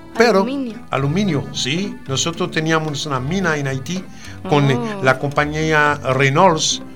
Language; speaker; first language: Spanish; non-native, fluent; Haitian Creole